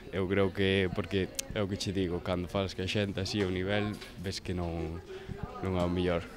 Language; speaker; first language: Galician; non-native, local second language; Spanish